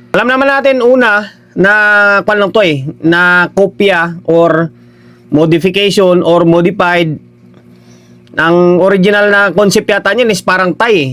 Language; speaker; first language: Filipino; non-native, local second language; Hiligaynon